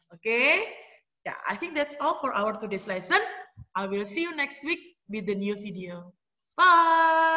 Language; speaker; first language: English; non-native, fluent; Indonesian